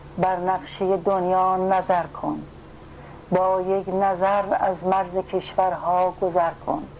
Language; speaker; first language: Persian; native; Persian